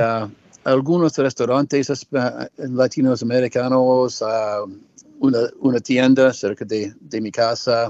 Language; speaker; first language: Spanish; non-native, learner; English